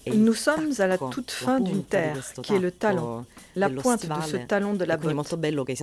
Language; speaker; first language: French; non-native, fluent; Sicilian